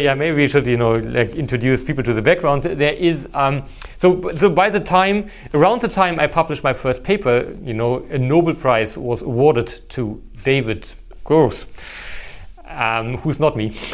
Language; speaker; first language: English; non-native, fluent; German